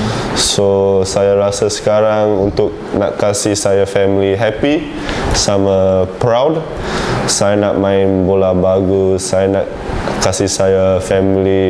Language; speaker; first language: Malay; non-native, learner; English